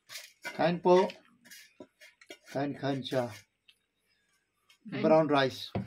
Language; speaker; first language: Filipino; non-native, learner; Urdu